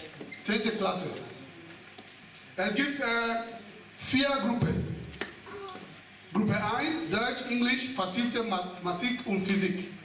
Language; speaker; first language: German; non-native, fluent; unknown